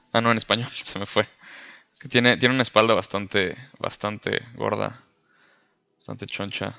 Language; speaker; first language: Spanish; native; Spanish